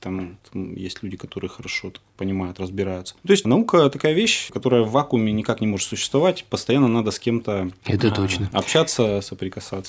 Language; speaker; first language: Russian; native; Russian